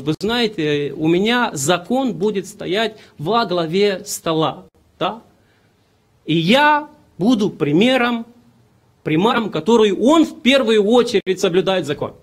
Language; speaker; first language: Russian; non-native, local second language; Romanian